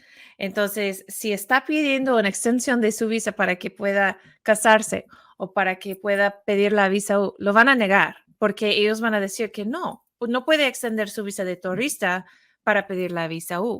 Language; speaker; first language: Spanish; non-native, fluent; English